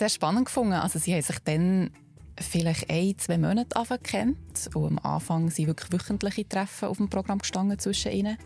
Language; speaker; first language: German; native; German